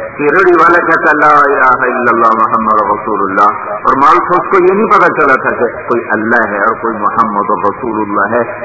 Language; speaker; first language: Urdu; non-native, local second language; Punjabi